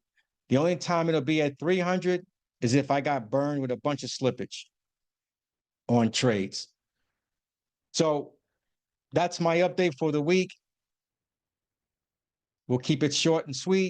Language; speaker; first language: English; native; English